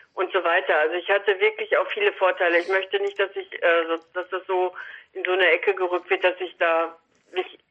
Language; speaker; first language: German; native; German